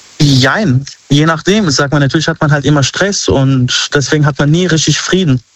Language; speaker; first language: German; non-native, fluent; Arabic